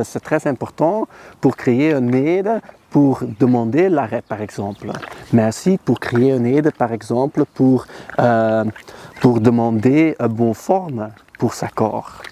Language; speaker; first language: French; non-native, learner; Dutch